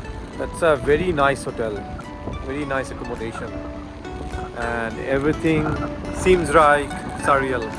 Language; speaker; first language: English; non-native, local second language; Bangla